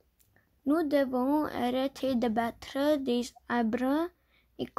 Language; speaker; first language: French; non-native, learner; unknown